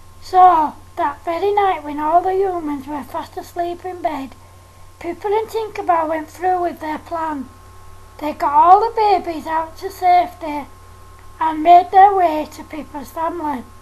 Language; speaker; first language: English; native; English